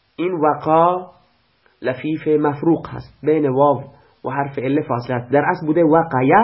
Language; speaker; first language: Persian; non-native, local second language; Baluchi